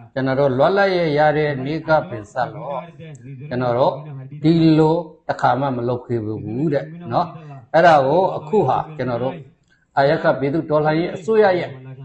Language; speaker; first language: Burmese; native; Burmese